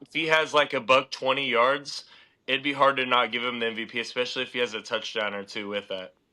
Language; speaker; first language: English; native; English